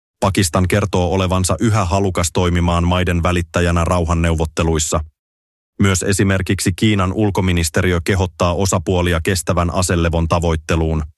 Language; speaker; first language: Finnish; native; Finnish